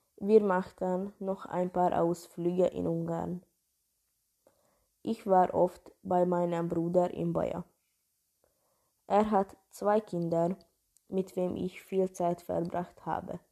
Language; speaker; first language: German; non-native, learner; Hungarian